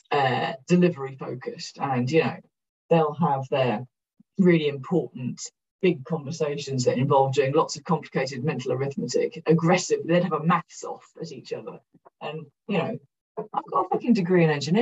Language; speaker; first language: English; native; English